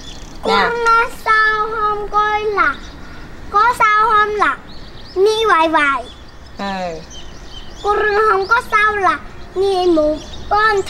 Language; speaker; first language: Vietnamese; early bilingual, heritage; Vietnamese